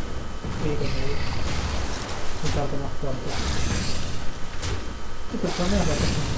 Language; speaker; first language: Spanish; native; Spanish